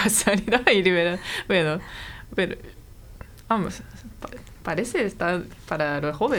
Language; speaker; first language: Spanish; non-native, fluent; Japanese